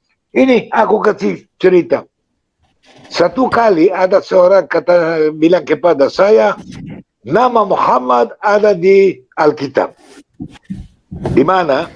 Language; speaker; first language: Indonesian; non-native, fluent; Hebrew